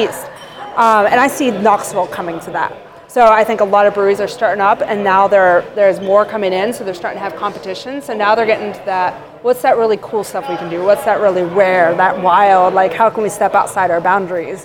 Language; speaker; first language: English; native; English